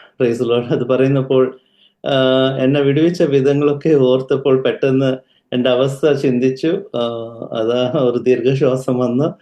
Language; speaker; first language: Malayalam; early bilingual, heritage; Malayalam